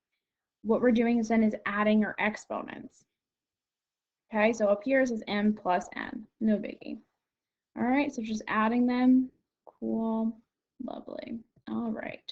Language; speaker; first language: English; native; English